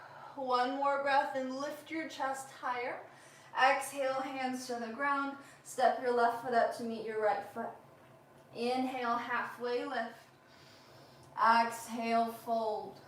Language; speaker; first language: English; native; English